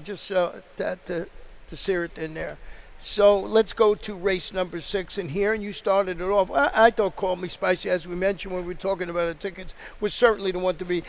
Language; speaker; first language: English; native; English